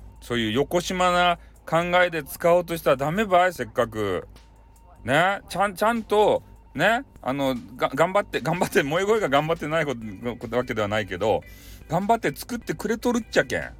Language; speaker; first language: Japanese; native; Japanese